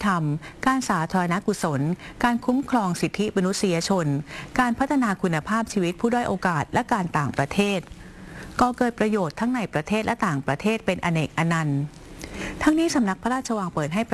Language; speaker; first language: Thai; native; Thai